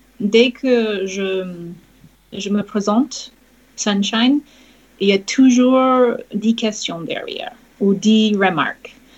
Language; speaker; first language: French; non-native, fluent; English